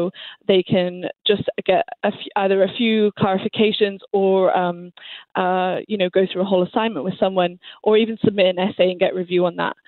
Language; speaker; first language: English; native; English